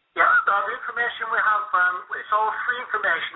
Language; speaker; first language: English; native; English